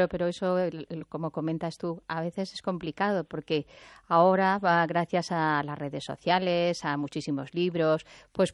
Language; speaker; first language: Spanish; native; Spanish